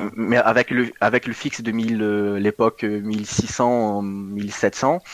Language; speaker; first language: French; non-native, fluent; Portuguese